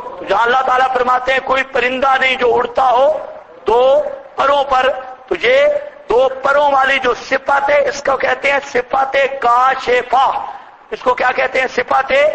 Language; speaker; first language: Urdu; non-native, local second language; Punjabi